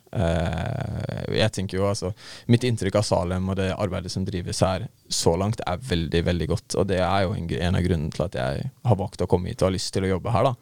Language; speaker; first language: Norwegian; native; Norwegian